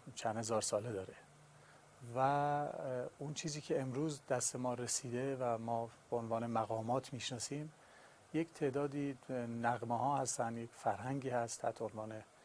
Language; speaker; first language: Persian; non-native, local second language; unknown